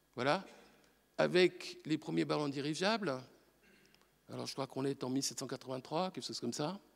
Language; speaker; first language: French; native; French